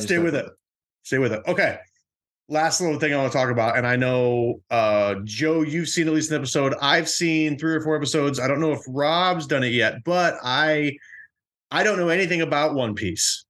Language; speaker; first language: English; native; English